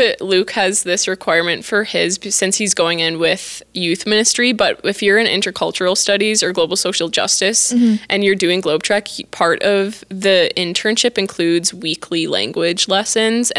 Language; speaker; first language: English; native; English